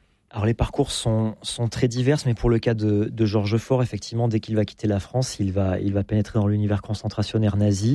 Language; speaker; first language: French; native; French